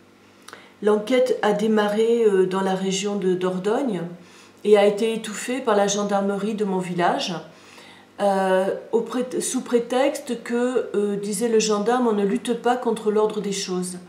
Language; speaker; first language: French; native; French